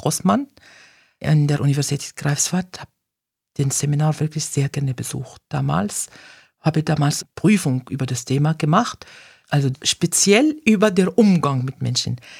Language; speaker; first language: German; non-native, fluent; Arabic